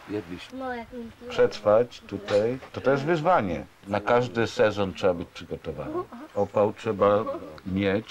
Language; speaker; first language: Polish; native; Polish